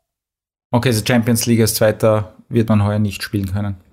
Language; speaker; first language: German; native; German